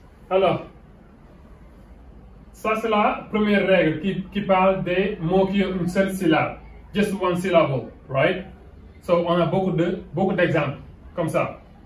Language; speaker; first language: French; non-native, local second language; Wolof